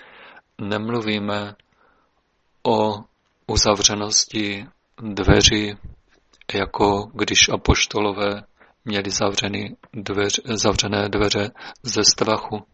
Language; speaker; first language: Czech; native; Czech